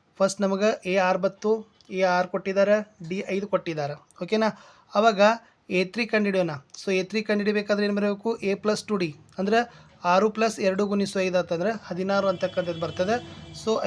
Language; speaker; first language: Kannada; native; Kannada